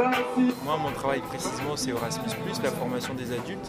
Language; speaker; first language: French; non-native, local second language; Ewe